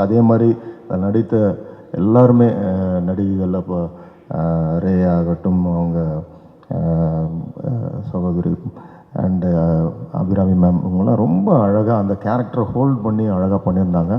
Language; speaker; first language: Tamil; native; Tamil